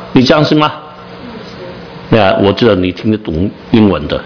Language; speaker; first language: Chinese; non-native, learner; Cantonese